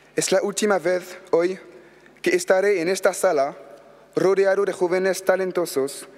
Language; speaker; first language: Spanish; non-native, fluent; English